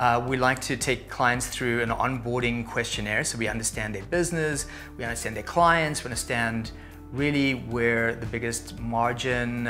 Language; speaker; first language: English; native; English